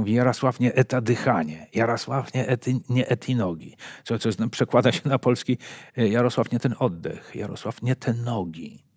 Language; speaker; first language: Polish; native; Polish